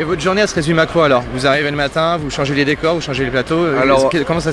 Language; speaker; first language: French; native; French